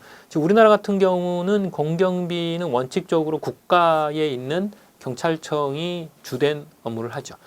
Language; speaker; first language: Korean; native; Korean